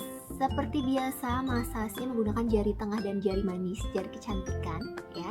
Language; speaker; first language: Indonesian; native; Indonesian